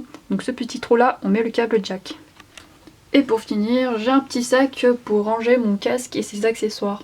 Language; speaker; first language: French; native; French